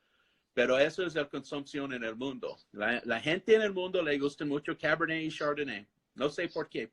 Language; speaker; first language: Spanish; non-native, fluent; English